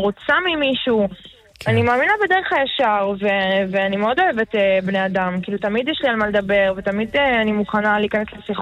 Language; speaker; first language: Hebrew; native; Hebrew